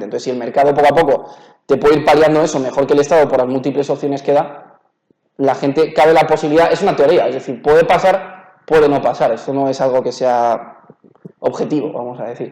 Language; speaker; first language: Spanish; native; Spanish